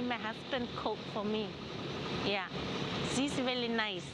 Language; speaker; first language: English; non-native, learner; Cantonese